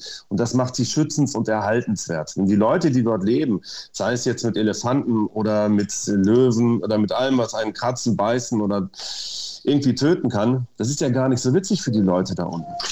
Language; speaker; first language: German; native; German